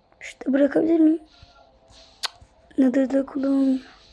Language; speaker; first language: Turkish; native; Turkish